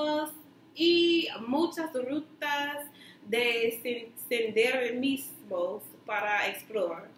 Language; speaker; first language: Spanish; non-native, learner; English